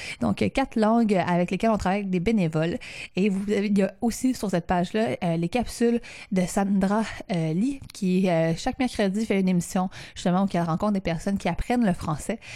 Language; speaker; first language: French; native; French